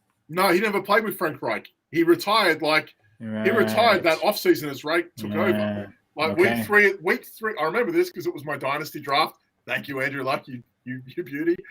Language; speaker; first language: English; native; English